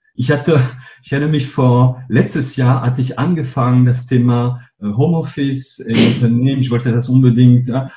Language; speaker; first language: German; non-native, fluent; French